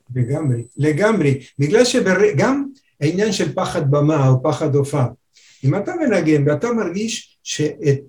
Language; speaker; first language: Hebrew; non-native, fluent; Spanish